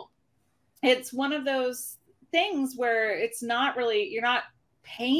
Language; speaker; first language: English; native; English